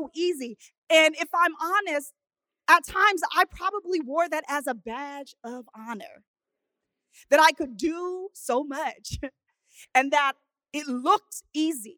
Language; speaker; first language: English; native; English